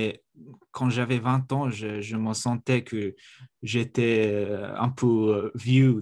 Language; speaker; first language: French; non-native, fluent; Mongolian